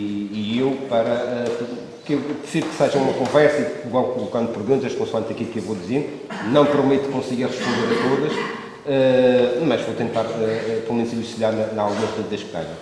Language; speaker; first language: Portuguese; native; Portuguese